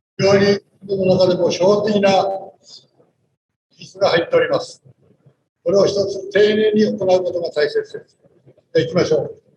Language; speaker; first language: Japanese; native; Japanese